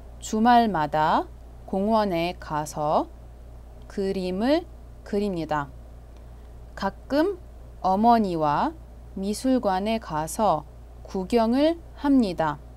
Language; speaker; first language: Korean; non-native, fluent; Arabic